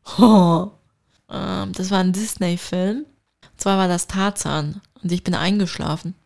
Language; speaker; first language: German; early bilingual, other home language; Turkish